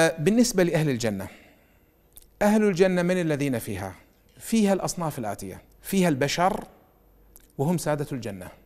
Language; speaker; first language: Arabic; native; Arabic